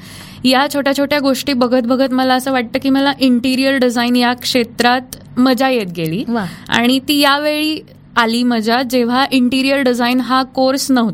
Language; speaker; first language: Marathi; native; Marathi